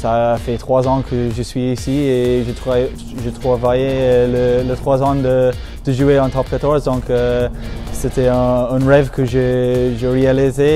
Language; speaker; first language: French; non-native, fluent; English